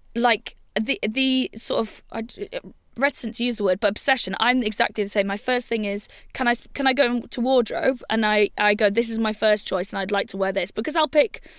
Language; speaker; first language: English; native; English